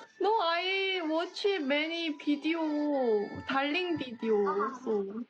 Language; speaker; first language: English; non-native, learner; Korean